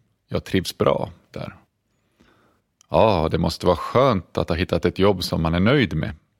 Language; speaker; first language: Swedish; native; Swedish